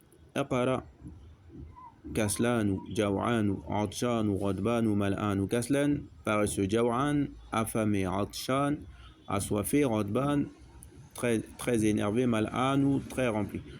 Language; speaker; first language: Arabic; non-native, fluent; French